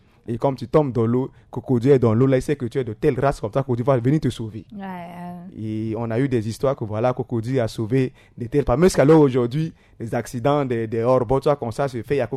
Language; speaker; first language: French; non-native, local second language; Sango